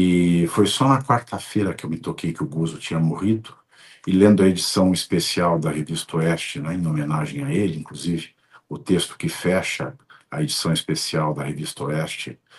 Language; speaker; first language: Portuguese; native; Portuguese